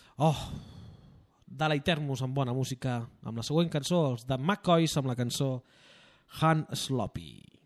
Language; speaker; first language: Catalan; native; Catalan